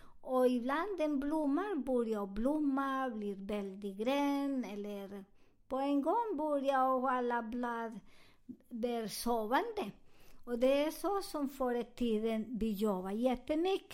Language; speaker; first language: Swedish; non-native, learner; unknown